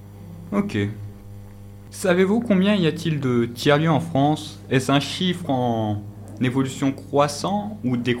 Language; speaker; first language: French; native; French